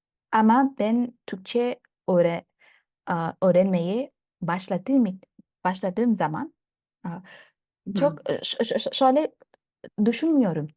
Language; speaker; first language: Turkish; non-native, learner; Thai